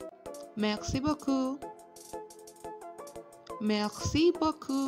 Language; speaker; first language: French; non-native, fluent; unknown